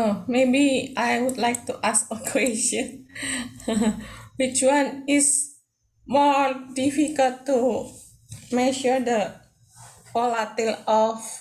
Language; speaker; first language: English; non-native, learner; Indonesian